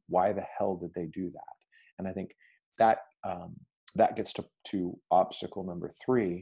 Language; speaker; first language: English; native; English